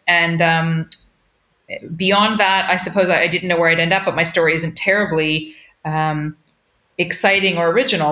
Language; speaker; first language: English; native; English